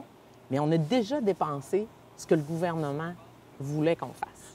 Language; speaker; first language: French; native; French